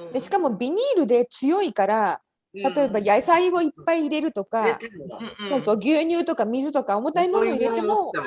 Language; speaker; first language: Japanese; native; Japanese